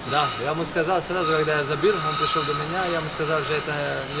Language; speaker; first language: Russian; non-native, learner; Slovenian